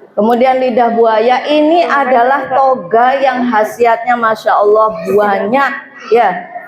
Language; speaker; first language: Indonesian; non-native, local second language; Javanese